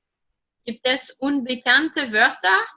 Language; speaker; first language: German; non-native, fluent; French